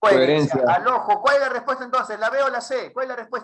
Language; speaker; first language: Spanish; native; Spanish